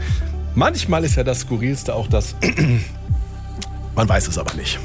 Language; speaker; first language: German; native; German